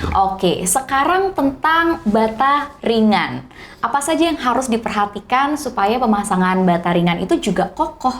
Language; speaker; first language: Indonesian; native; Indonesian